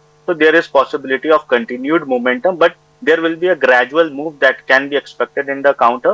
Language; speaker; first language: English; non-native, local second language; Hindi